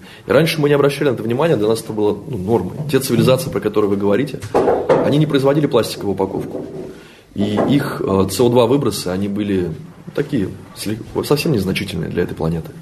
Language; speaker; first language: Russian; native; Russian